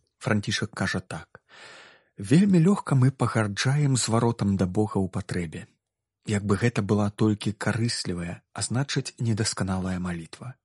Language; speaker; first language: Belarusian; native; Belarusian